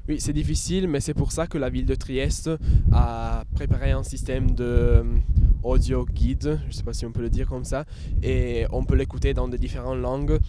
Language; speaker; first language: French; non-native, fluent; Italian